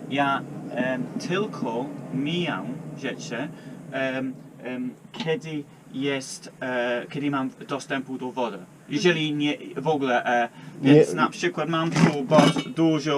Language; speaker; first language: Polish; non-native, learner; English